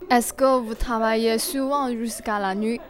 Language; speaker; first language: French; non-native, learner; Chinese